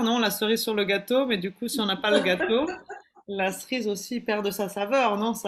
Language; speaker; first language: French; native; French